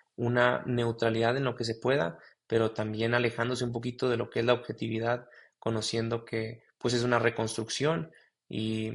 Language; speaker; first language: Spanish; native; Spanish